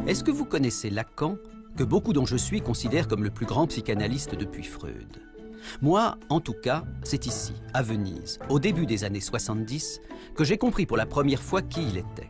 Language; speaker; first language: French; native; French